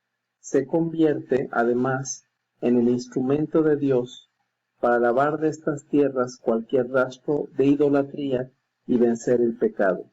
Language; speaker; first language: Spanish; native; Spanish